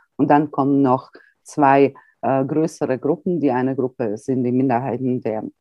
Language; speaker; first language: German; early bilingual, heritage; Croatian